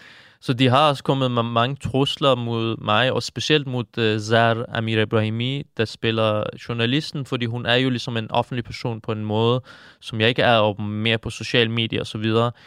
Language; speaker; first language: Danish; non-native, fluent; Persian